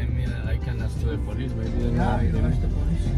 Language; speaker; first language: English; non-native, learner; Spanish